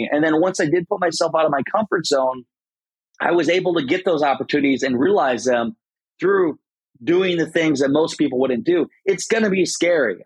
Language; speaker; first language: English; native; English